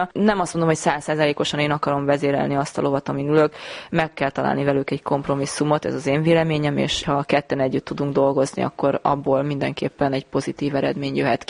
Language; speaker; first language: Hungarian; native; Hungarian